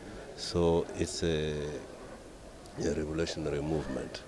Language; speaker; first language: English; non-native, learner; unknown